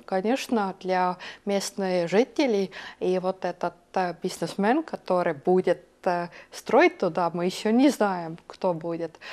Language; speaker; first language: Russian; non-native, local second language; Estonian